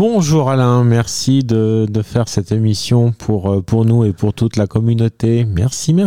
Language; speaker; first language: French; native; French